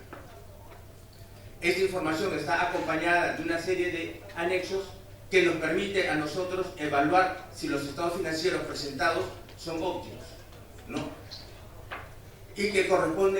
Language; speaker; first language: Spanish; native; Spanish